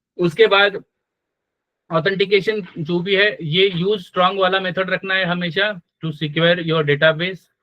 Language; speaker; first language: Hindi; non-native, local second language; Marathi